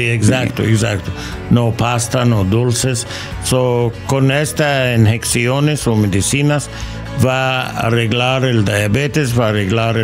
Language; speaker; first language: Spanish; non-native, learner; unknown